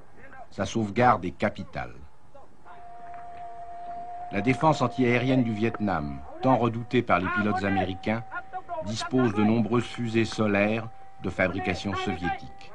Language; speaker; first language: French; native; French